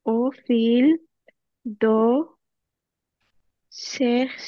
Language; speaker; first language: French; non-native, learner; Bangla